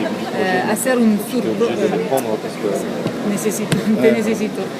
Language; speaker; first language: Spanish; non-native, learner; French